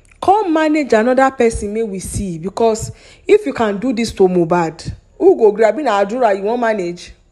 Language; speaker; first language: Nigerian Pidgin; non-native, local second language; Yoruba